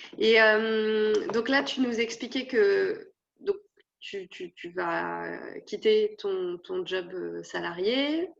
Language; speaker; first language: French; native; French